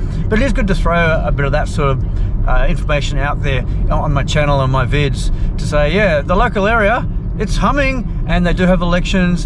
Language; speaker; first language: English; native; English